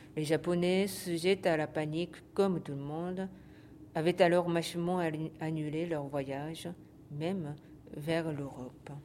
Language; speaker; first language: French; non-native, fluent; Japanese